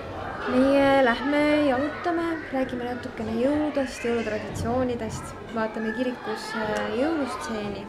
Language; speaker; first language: Estonian; native; Estonian